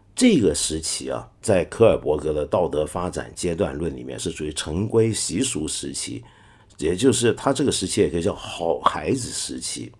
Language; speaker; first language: Chinese; non-native, local second language; Cantonese